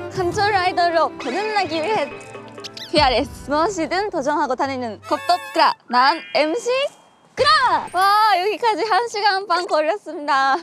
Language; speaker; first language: Korean; non-native, fluent; Japanese